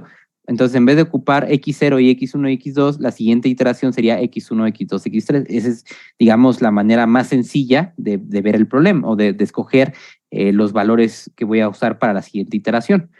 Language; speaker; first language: Spanish; native; Spanish